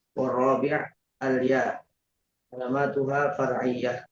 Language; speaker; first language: Arabic; non-native, learner; Indonesian